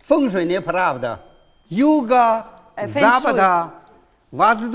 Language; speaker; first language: Russian; non-native, learner; Chinese